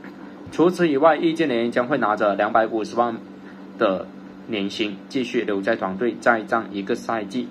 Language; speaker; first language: Chinese; native; Chinese